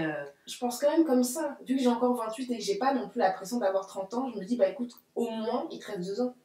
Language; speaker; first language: French; native; French